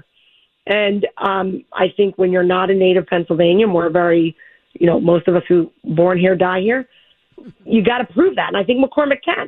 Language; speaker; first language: English; native; English